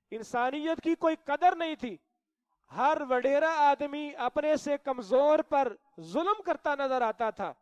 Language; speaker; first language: Urdu; non-native, local second language; Punjabi